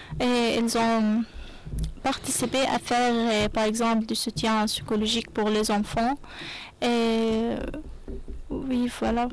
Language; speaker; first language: French; non-native, learner; Arabic